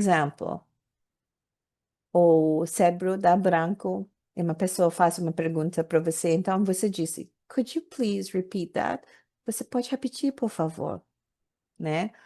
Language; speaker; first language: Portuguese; non-native, learner; English